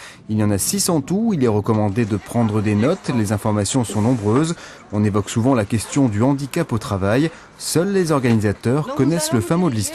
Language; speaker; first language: French; native; French